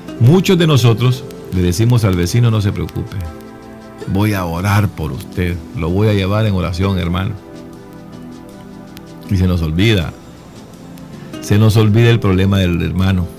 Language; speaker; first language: Spanish; native; Spanish